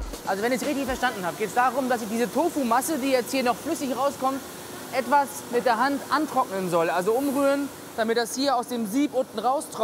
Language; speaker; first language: German; native; German